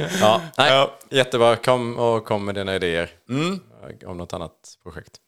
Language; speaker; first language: Swedish; native; Swedish